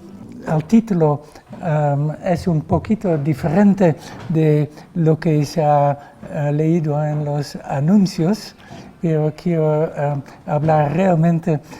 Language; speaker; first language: Spanish; non-native, fluent; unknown